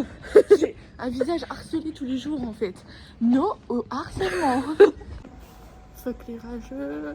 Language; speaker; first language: French; native; French